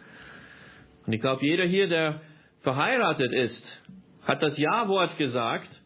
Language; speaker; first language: German; non-native, fluent; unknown